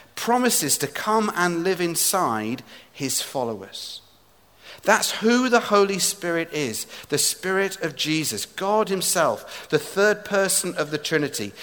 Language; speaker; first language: English; native; English